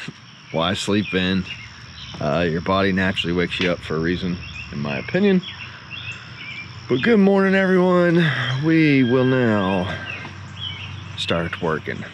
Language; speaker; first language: English; native; English